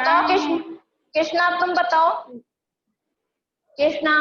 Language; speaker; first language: Hindi; native; Hindi